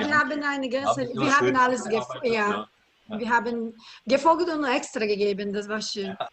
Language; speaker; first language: German; non-native, learner; Portuguese